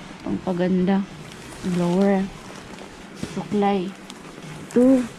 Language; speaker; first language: Filipino; native; Filipino